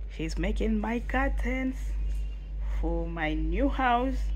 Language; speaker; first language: English; non-native, fluent; Swahili